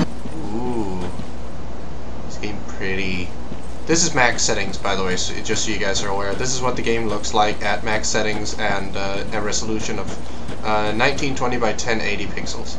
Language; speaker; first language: English; native; English